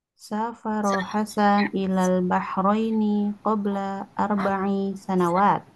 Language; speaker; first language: Arabic; non-native, learner; Indonesian